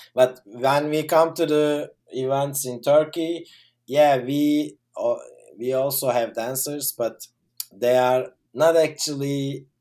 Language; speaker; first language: English; non-native, fluent; Turkish